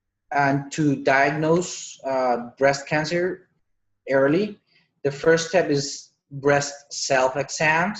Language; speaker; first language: English; non-native, fluent; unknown